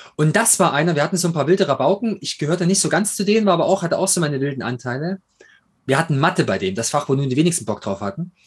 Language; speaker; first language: German; native; German